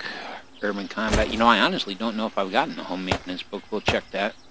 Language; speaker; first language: English; native; English